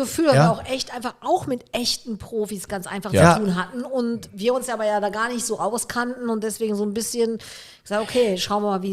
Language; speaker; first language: German; native; German